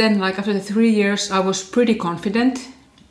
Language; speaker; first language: English; non-native, fluent; Finnish